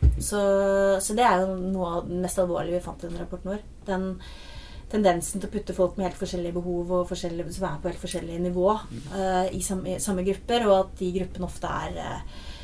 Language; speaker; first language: Norwegian; native; Norwegian